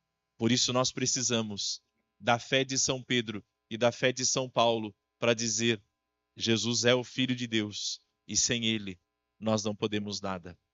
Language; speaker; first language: Portuguese; native; Portuguese